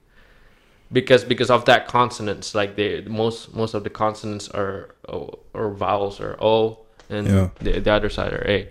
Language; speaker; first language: English; non-native, fluent; Indonesian